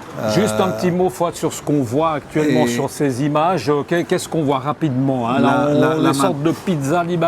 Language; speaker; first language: French; native; French